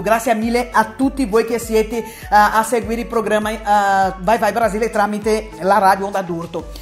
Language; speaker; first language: Italian; non-native, fluent; Portuguese